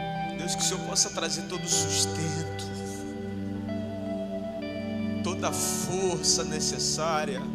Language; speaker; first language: Portuguese; native; Portuguese